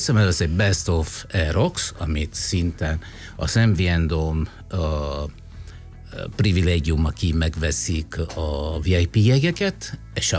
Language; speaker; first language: Hungarian; non-native, fluent; Italian